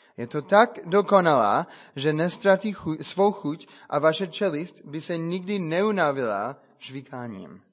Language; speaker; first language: Czech; non-native, fluent; English